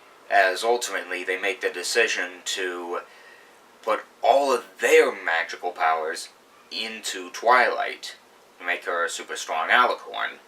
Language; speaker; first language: English; native; English